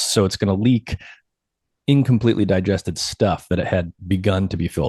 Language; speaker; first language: English; native; English